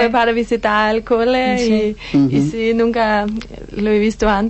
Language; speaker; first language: Spanish; non-native, learner; Danish